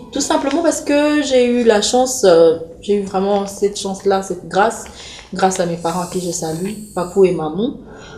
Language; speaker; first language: French; non-native, local second language; Lingala